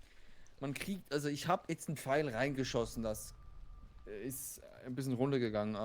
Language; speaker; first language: German; native; German